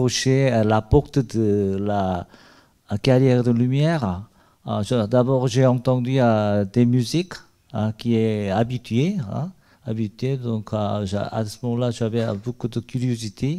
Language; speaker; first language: French; non-native, learner; Korean